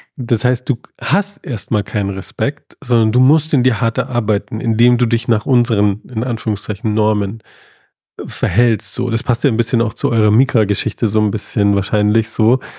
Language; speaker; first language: German; native; German